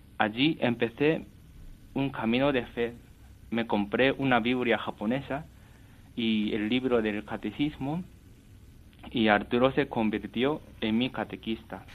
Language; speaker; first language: Spanish; non-native, fluent; Japanese